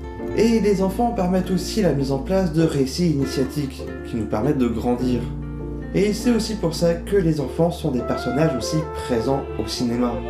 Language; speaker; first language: French; native; French